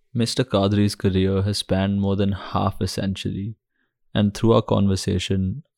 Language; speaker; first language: English; non-native, local second language; Hindi